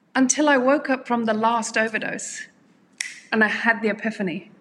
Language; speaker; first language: English; native; English